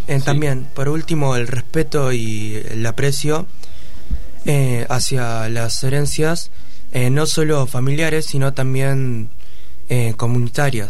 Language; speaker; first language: Spanish; early bilingual, other home language; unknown